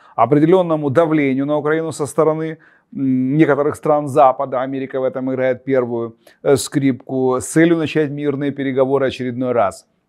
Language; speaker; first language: Russian; native; Russian